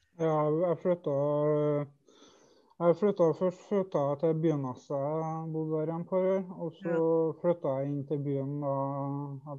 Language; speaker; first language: Norwegian; native; Norwegian